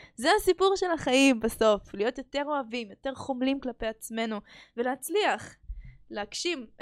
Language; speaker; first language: Hebrew; early bilingual, other home language; Russian